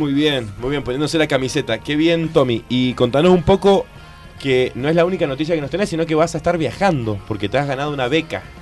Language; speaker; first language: Spanish; native; Spanish